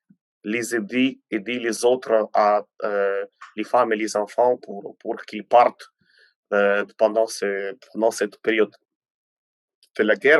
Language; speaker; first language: French; non-native, fluent; Ukrainian